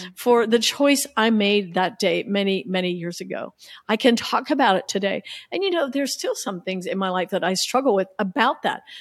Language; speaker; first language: English; native; English